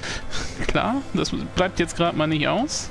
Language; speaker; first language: German; native; German